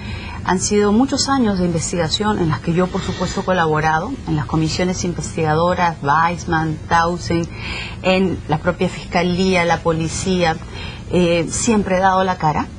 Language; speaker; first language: Spanish; native; Spanish